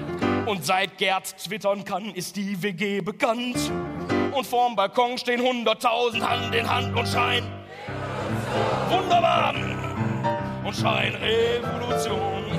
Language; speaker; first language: German; native; German